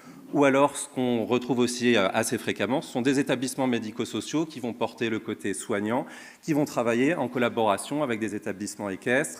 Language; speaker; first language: French; native; French